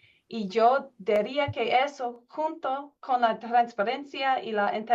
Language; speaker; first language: Spanish; non-native, learner; English